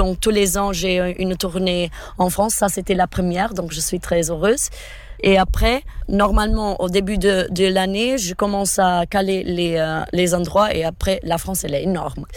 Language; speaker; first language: French; non-native, fluent; Portuguese